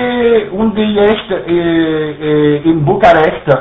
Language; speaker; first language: Romanian; non-native, learner; French